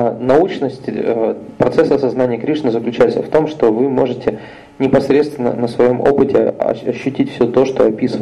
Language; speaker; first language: Russian; native; Russian